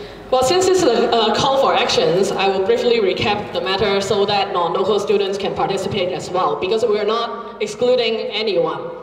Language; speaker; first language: English; non-native, local second language; Cantonese